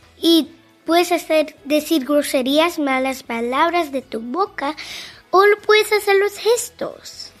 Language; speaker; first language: Spanish; early bilingual, heritage; Spanish